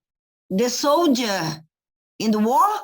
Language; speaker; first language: English; non-native, learner; Portuguese